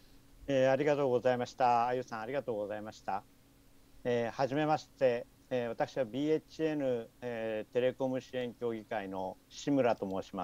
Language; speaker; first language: Japanese; native; Japanese